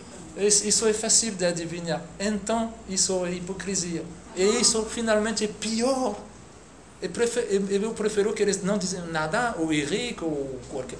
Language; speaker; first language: Portuguese; non-native, fluent; French